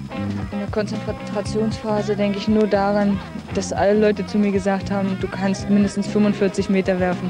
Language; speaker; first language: German; native; German